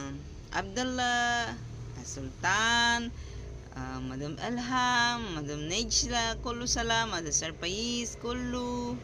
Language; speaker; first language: Arabic; non-native, learner; Filipino